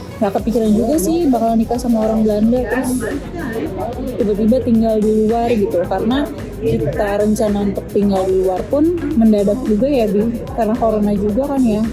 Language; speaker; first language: Indonesian; native; Indonesian